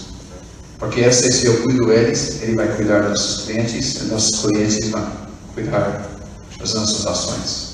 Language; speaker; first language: Portuguese; non-native, fluent; English